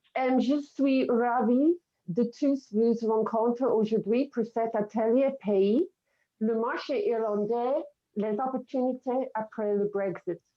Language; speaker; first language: French; non-native, fluent; English